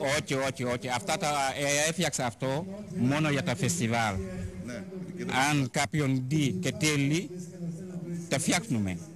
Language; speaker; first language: Greek; non-native, learner; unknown